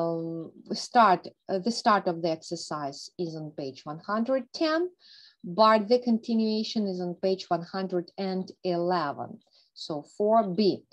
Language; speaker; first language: English; non-native, fluent; Ukrainian